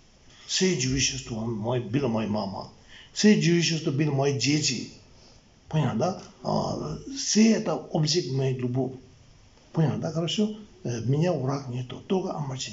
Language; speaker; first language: Russian; non-native, learner; Tibetan